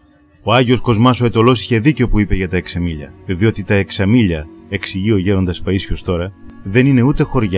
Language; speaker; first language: Greek; native; Greek